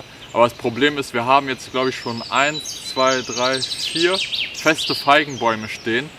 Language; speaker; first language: German; native; German